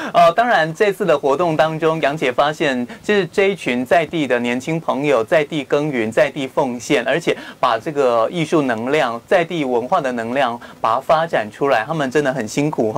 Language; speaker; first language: Chinese; native; Chinese